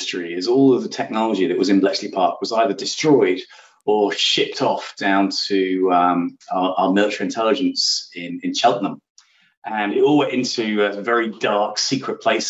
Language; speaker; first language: English; native; English